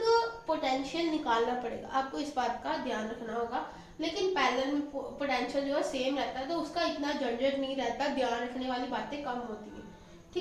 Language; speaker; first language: Hindi; native; Hindi